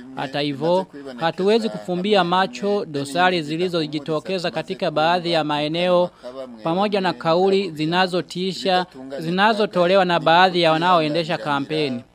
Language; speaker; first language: Swahili; non-native, local second language; Rundi